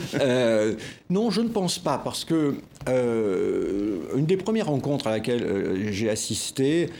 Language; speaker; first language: French; native; French